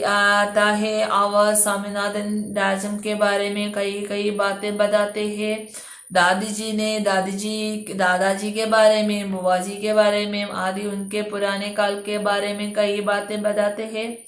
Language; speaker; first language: Hindi; non-native, local second language; Malayalam